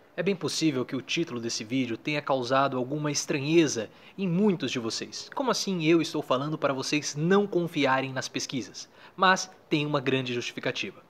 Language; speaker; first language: Portuguese; native; Portuguese